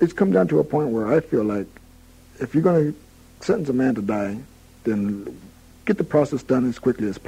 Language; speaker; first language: English; native; English